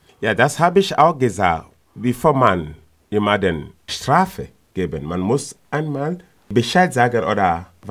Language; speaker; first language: German; non-native, learner; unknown